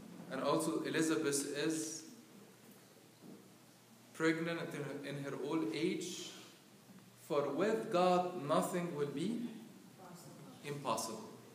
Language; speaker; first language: English; non-native, fluent; Arabic